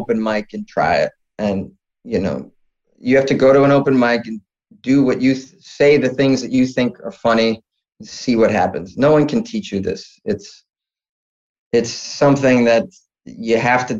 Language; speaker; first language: English; native; English